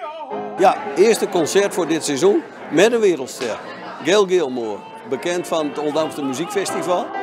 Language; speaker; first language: Dutch; native; Dutch